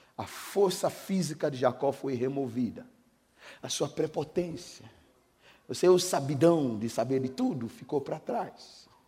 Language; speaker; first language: Portuguese; non-native, fluent; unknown